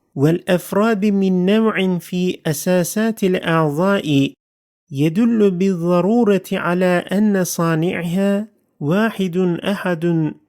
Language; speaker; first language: Arabic; non-native, fluent; Turkish